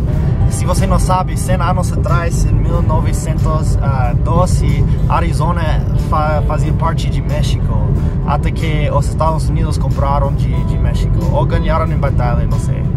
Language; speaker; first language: Portuguese; non-native, fluent; English